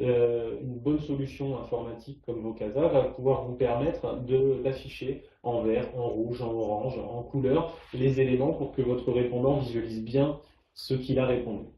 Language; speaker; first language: French; native; French